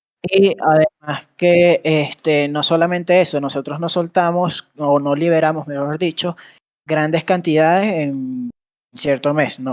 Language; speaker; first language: Spanish; native; Spanish